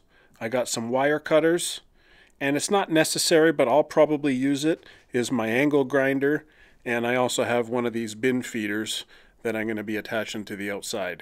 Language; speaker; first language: English; native; English